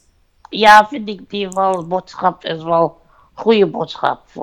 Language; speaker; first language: Dutch; non-native, learner; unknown